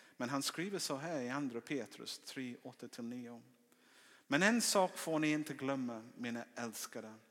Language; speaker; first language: Swedish; non-native, fluent; English